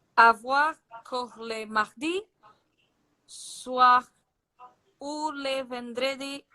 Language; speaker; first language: French; non-native, learner; Portuguese